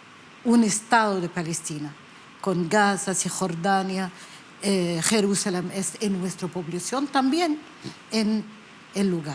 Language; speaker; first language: Spanish; non-native, learner; Arabic